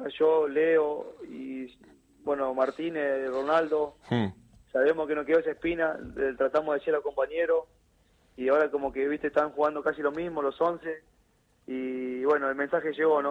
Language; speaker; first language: Spanish; native; Spanish